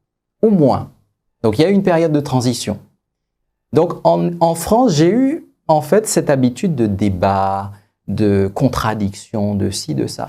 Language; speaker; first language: French; native; French